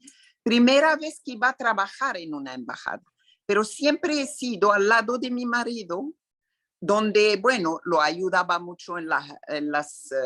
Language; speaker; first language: Spanish; non-native, fluent; Arabic